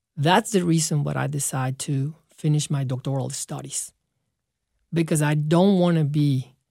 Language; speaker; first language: English; non-native, fluent; Spanish